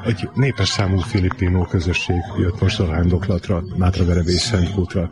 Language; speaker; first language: Hungarian; native; Hungarian